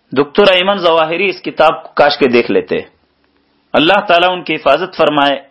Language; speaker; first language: Urdu; native; Urdu